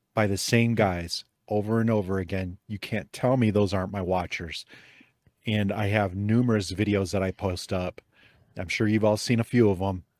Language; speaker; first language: English; native; English